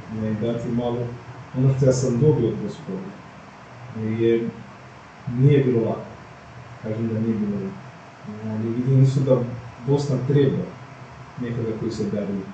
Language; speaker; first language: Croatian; non-native, fluent; Portuguese